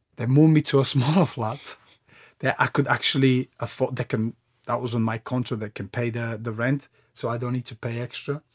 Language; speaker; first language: English; non-native, fluent; Bulgarian